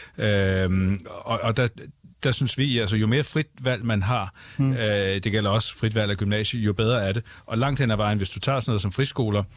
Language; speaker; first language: Danish; native; Danish